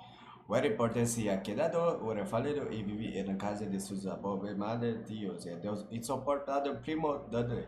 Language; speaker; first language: Spanish; non-native, fluent; English